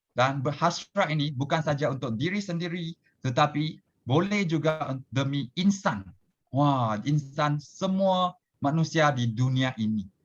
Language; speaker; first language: Malay; non-native, local second language; Chinese